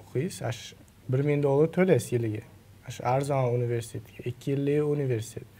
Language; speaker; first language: Uzbek; early bilingual, heritage; Uzbek